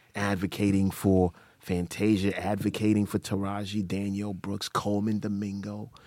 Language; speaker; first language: English; non-native, local second language; Akan